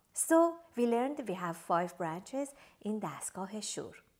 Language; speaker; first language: English; non-native, fluent; Persian